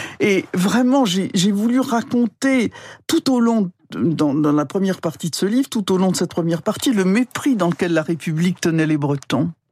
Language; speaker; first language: French; native; French